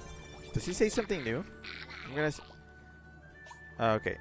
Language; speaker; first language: English; native; English